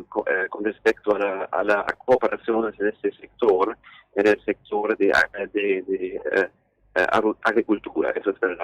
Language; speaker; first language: Spanish; non-native, fluent; German